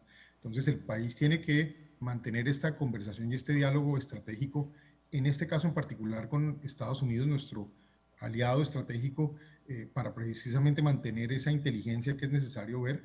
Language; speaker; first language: Spanish; native; Spanish